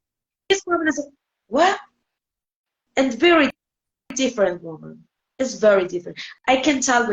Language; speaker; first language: English; non-native, learner; Spanish